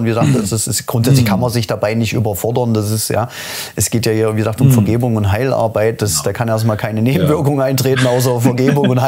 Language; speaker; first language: German; native; German